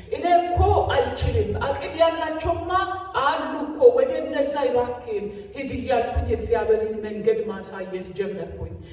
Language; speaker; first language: Amharic; native; Amharic